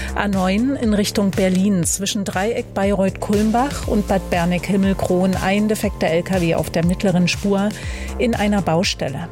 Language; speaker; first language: German; native; German